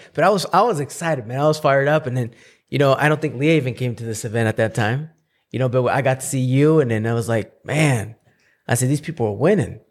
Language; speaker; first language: English; early bilingual, other home language; Spanish